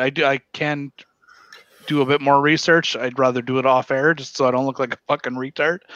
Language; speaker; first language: English; native; English